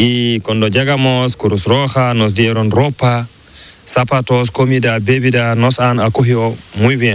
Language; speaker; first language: Spanish; non-native, learner; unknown